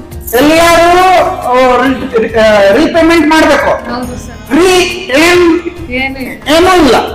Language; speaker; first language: Kannada; non-native, learner; Hindi